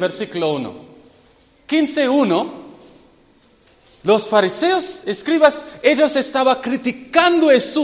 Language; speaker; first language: Spanish; non-native, fluent; English